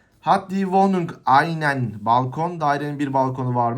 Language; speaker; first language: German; non-native, learner; Turkish